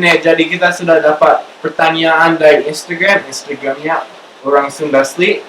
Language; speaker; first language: Indonesian; non-native, local second language; English